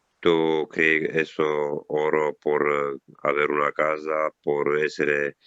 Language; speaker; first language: Spanish; non-native, learner; Italian